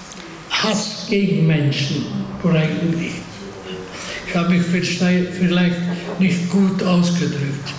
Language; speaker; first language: German; non-native, fluent; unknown